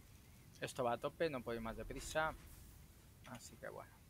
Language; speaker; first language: Spanish; native; Spanish